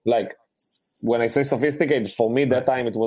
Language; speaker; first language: English; non-native, fluent; Hebrew